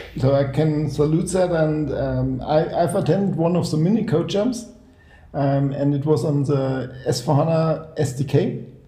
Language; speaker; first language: English; non-native, fluent; German